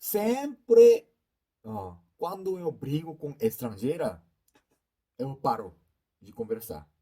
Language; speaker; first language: Portuguese; non-native, learner; Korean